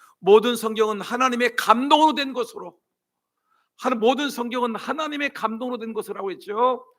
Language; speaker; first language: Korean; native; Korean